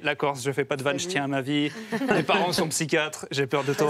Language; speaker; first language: French; native; French